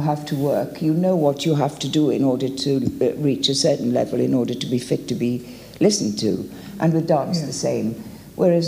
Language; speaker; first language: English; native; English